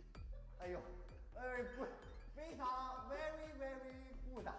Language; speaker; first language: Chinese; non-native, learner; Korean